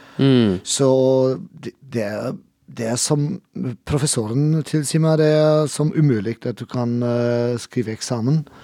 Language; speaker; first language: Norwegian; non-native, learner; German